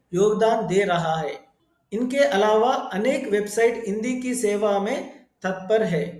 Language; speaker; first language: Hindi; non-native, local second language; Telugu